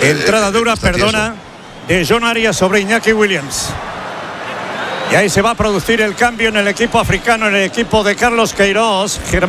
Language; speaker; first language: Spanish; native; Spanish